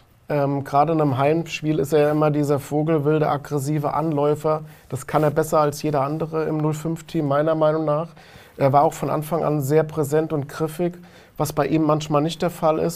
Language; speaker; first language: German; native; German